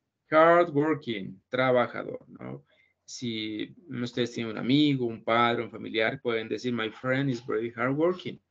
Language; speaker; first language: Spanish; native; Spanish